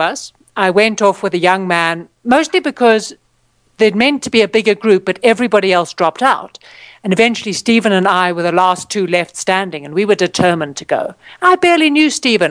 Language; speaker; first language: English; native; English